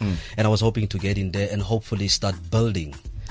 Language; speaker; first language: English; non-native, local second language; Southern Sotho